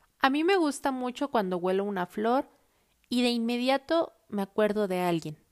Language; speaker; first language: Spanish; native; Spanish